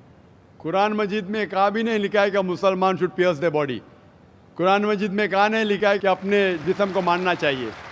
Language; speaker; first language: Hindi; native; Hindi